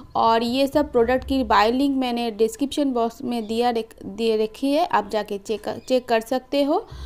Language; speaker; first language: Hindi; non-native, local second language; Bangla